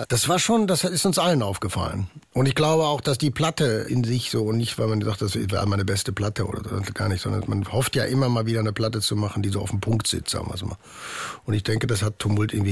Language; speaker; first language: German; native; German